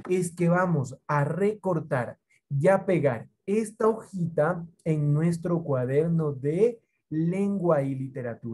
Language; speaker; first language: Spanish; native; Spanish